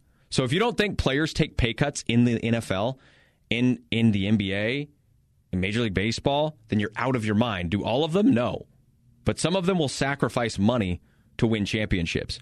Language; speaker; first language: English; native; English